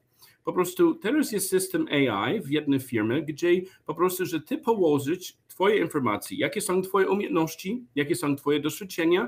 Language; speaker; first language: Polish; non-native, learner; English